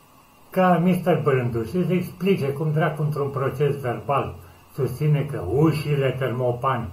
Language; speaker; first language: Romanian; native; Romanian